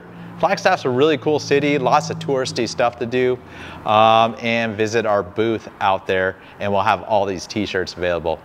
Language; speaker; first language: English; native; English